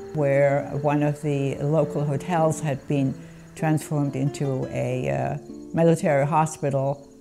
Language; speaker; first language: English; non-native, fluent; German